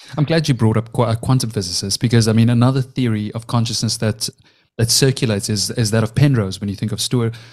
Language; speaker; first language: English; native; English